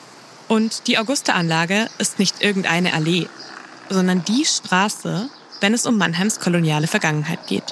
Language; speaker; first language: German; native; German